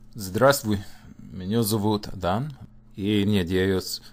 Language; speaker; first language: Russian; non-native, learner; English